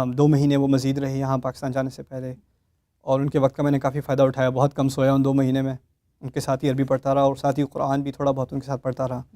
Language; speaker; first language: Urdu; early bilingual, heritage; Urdu